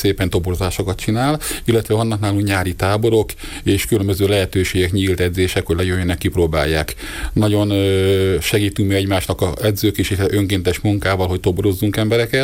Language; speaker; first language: Hungarian; native; Hungarian